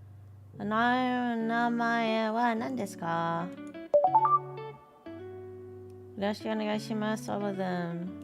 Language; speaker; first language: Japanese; non-native, learner; English